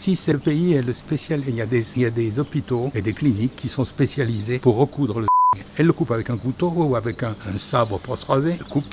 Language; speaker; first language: French; native; French